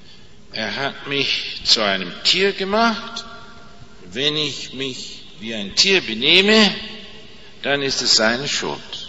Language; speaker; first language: German; non-native, fluent; English